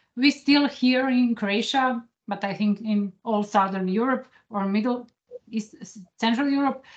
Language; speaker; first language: English; non-native, fluent; Croatian